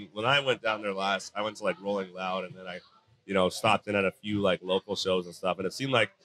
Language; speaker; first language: English; native; English